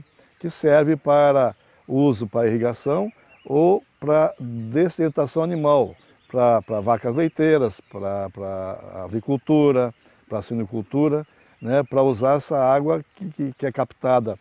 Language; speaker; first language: Portuguese; native; Portuguese